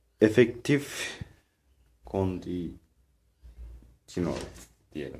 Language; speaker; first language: Turkish; native; Turkish